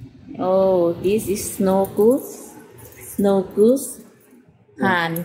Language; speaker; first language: English; non-native, learner; Thai